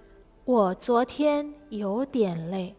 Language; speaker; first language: Chinese; non-native, fluent; Indonesian